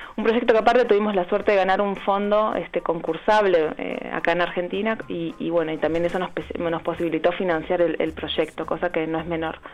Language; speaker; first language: Spanish; native; Spanish